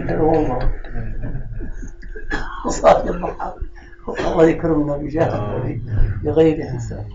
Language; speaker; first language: Arabic; native; Arabic